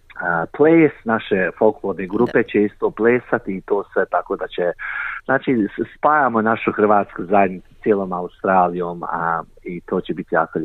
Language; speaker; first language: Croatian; early bilingual, heritage; Croatian